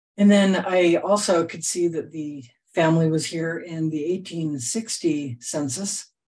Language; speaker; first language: English; native; English